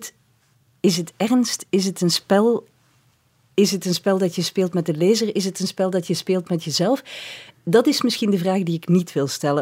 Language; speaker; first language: Dutch; native; Dutch